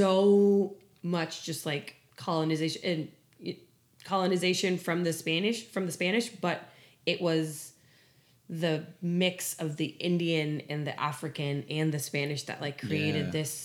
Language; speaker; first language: English; non-native, fluent; Spanish